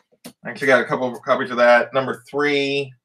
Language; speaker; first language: English; native; English